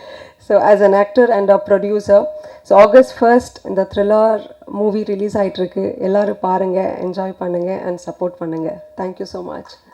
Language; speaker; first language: Tamil; non-native, fluent; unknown